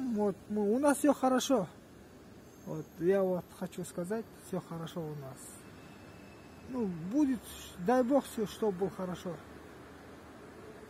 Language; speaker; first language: Russian; non-native, local second language; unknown